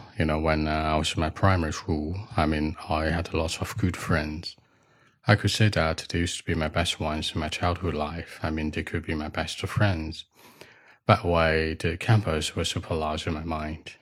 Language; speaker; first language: English; non-native, fluent; Chinese